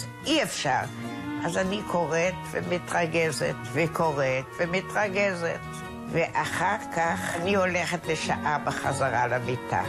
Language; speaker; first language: Hebrew; non-native, fluent; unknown